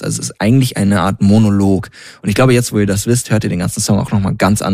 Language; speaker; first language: German; native; German